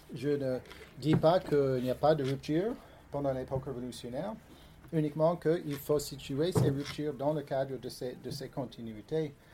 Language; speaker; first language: French; non-native, fluent; English